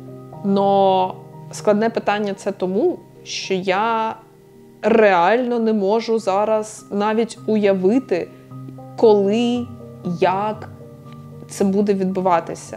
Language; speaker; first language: Ukrainian; native; Ukrainian